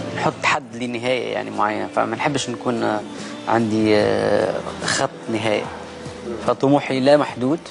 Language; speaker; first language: Arabic; native; Arabic